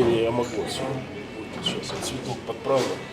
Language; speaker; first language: Russian; native; Russian